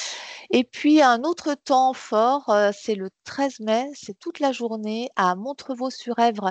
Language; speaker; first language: French; native; French